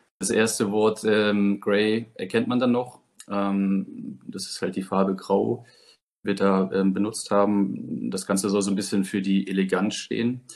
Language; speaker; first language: German; native; German